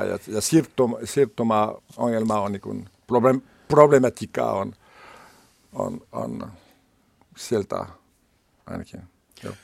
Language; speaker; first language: Finnish; non-native, learner; French